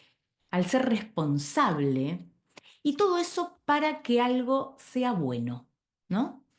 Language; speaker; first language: Spanish; native; Spanish